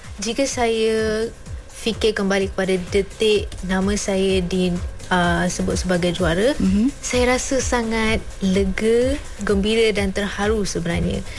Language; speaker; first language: Malay; early bilingual, other home language; Urdu